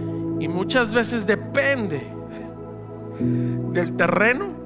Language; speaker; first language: Spanish; native; Spanish